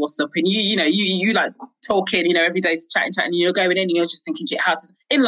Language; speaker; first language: English; native; English